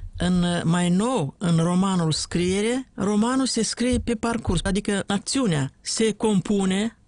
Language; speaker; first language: Romanian; native; Romanian